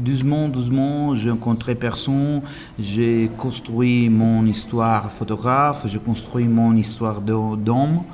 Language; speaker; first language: French; non-native, learner; Italian